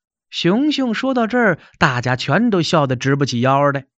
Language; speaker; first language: Chinese; native; Chinese